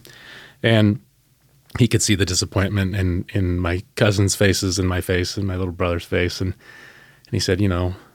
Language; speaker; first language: English; native; English